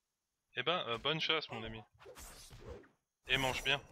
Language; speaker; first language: French; native; French